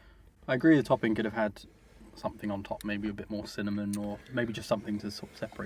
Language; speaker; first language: English; native; English